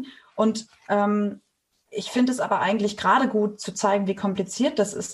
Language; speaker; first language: German; native; German